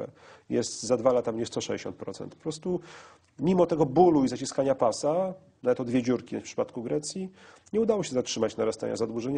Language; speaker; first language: Polish; native; Polish